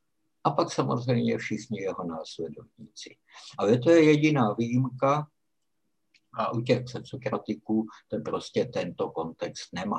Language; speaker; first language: Czech; native; Czech